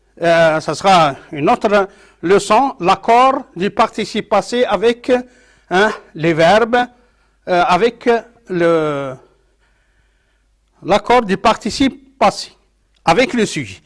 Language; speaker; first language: French; non-native, local second language; Arabic